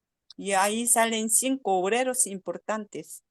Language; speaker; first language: Spanish; non-native, fluent; Korean